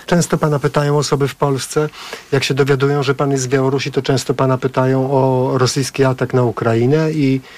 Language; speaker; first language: Polish; native; Polish